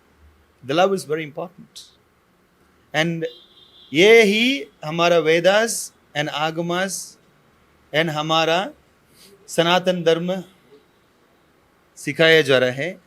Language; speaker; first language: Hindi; non-native, local second language; Tamil